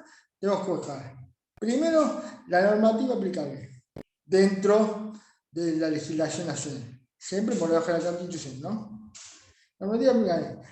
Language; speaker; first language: Spanish; native; Spanish